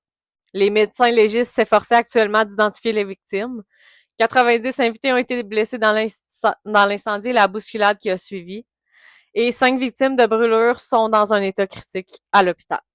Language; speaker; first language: French; native; French